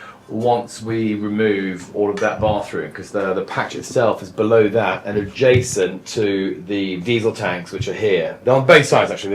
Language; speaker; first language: English; native; English